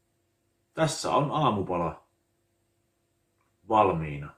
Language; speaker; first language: Finnish; native; Finnish